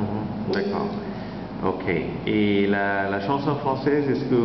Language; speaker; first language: French; non-native, fluent; Bangla